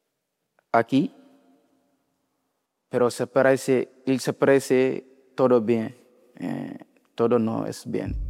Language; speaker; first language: Spanish; non-native, learner; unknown